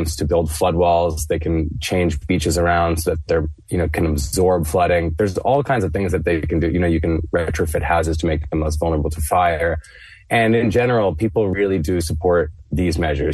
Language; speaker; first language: English; native; English